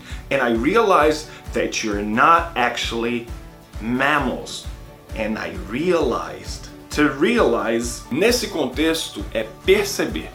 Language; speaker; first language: English; non-native, fluent; Portuguese